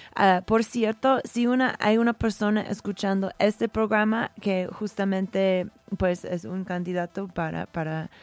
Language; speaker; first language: Spanish; non-native, fluent; English